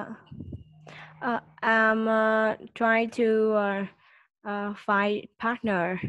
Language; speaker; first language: English; non-native, learner; Vietnamese